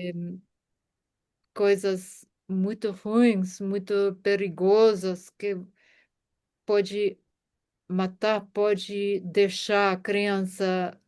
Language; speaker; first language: Portuguese; non-native, fluent; German